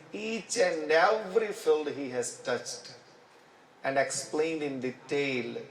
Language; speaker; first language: English; non-native, local second language; Gujarati